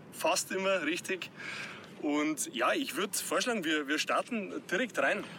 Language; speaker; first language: German; native; German